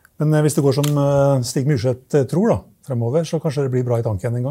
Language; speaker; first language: Norwegian; native; Norwegian